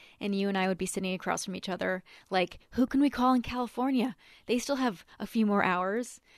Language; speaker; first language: English; native; English